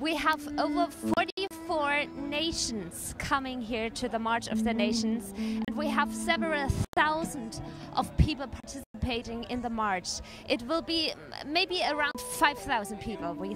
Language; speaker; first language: English; non-native, fluent; German